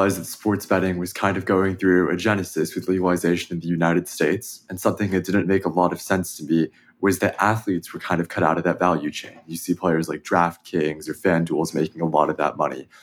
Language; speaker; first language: English; native; English